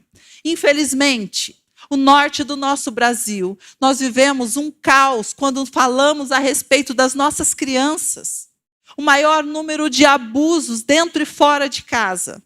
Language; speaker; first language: Portuguese; native; Portuguese